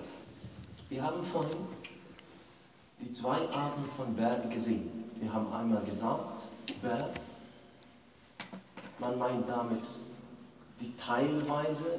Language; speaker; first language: German; non-native, fluent; Arabic